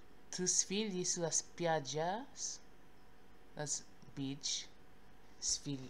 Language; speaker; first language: Italian; non-native, learner; English